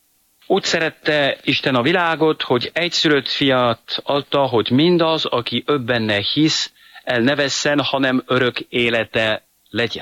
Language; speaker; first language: Hungarian; non-native, fluent; French